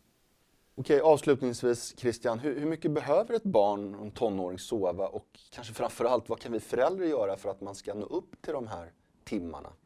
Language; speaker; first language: Swedish; native; Swedish